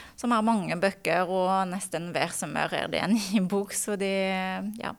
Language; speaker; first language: Norwegian; non-native, fluent; French